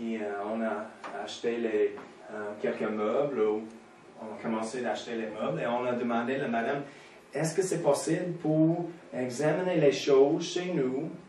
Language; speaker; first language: French; non-native, fluent; English